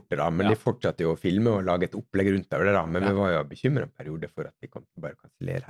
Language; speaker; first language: Norwegian; native; Norwegian